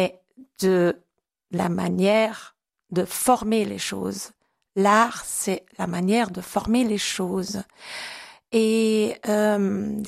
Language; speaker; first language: French; non-native, fluent; German